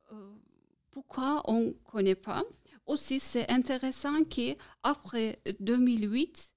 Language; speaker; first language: French; non-native, learner; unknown